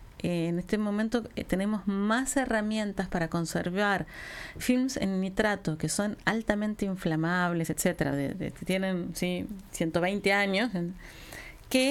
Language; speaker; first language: Spanish; native; Spanish